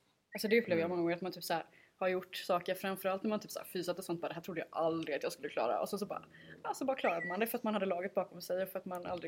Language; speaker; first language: Swedish; native; Swedish